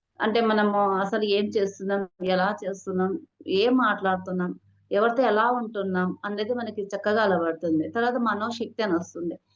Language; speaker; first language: Telugu; non-native, local second language; Hindi